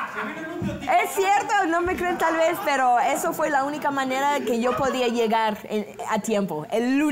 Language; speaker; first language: Spanish; non-native, fluent; English